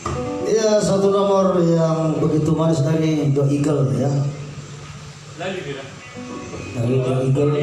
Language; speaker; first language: Indonesian; native; Indonesian